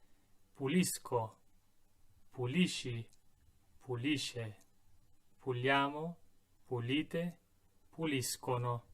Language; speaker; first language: Italian; non-native, fluent; English